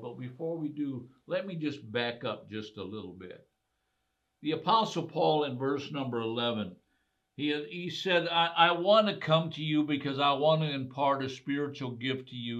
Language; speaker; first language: English; native; English